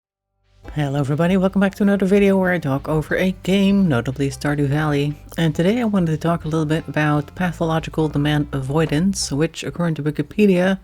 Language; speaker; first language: English; non-native, fluent; Dutch